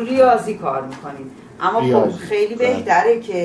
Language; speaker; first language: Persian; native; Persian